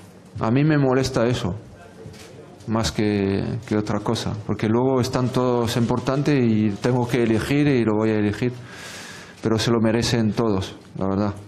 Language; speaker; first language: Spanish; non-native, fluent; French